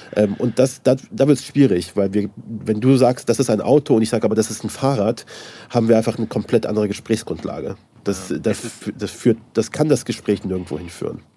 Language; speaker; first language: German; early bilingual, other home language; Persian